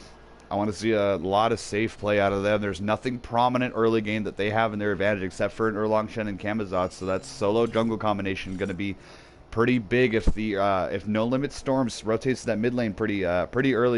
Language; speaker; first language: English; native; English